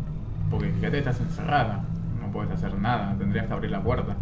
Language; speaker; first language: Spanish; native; Spanish